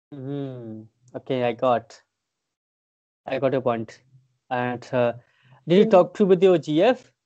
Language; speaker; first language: English; non-native, fluent; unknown